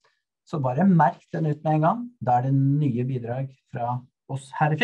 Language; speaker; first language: Norwegian; native; Norwegian